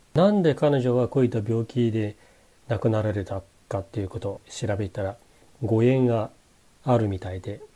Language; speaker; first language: Japanese; non-native, fluent; Chinese